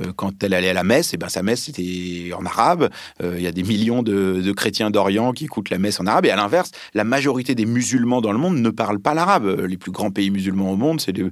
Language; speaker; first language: French; early bilingual, other home language; Arabic